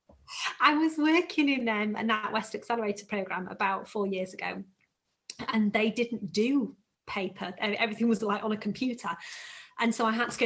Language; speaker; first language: English; native; English